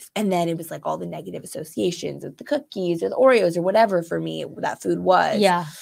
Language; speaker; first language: English; native; English